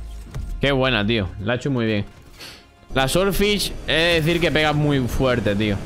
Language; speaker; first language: Spanish; native; Spanish